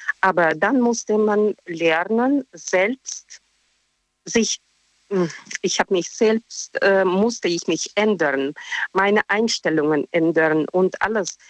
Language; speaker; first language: German; non-native, learner; Russian